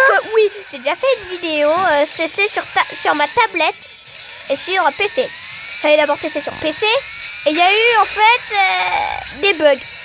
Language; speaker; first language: French; native; French